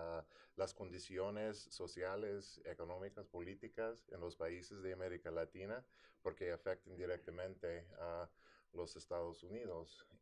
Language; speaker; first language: Spanish; non-native, fluent; English